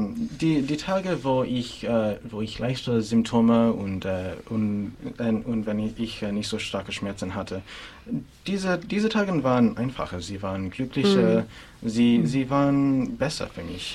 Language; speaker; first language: German; non-native, fluent; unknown